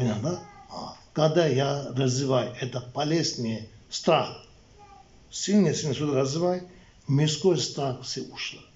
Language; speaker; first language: Russian; non-native, learner; Tibetan